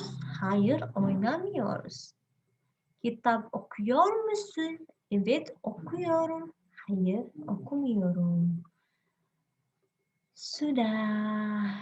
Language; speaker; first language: Turkish; non-native, learner; Indonesian